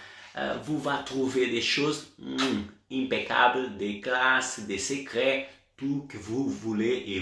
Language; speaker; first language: French; non-native, learner; Portuguese